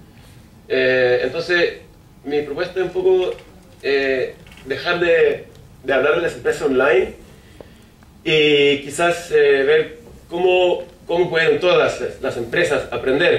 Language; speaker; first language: Spanish; non-native, fluent; Swedish